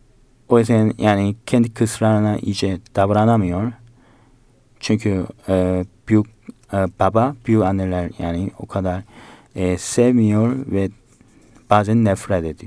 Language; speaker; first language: Turkish; non-native, learner; Korean